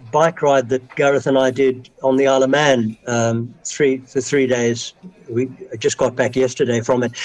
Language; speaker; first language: English; native; English